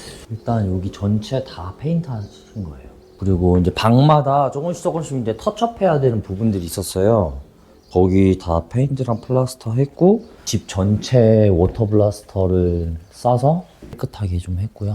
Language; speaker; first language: Korean; early bilingual, heritage; Korean